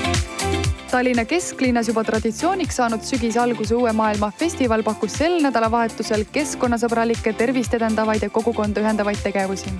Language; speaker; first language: Estonian; native; Estonian